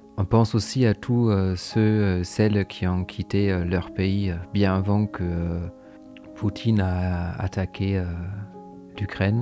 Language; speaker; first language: French; non-native, fluent; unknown